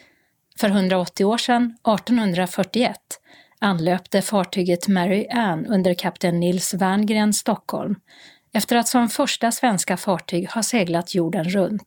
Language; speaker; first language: Swedish; native; Swedish